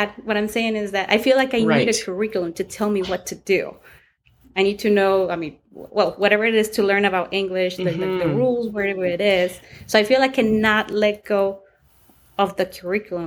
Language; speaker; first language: English; non-native, fluent; Spanish